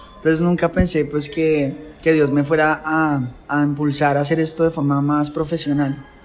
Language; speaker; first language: Spanish; native; Spanish